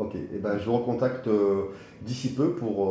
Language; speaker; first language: French; native; French